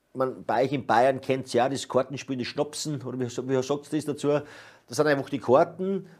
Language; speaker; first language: German; native; German